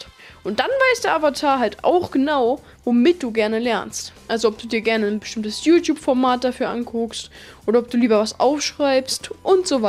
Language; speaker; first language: German; native; German